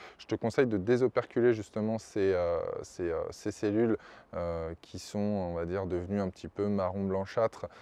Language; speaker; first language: French; native; French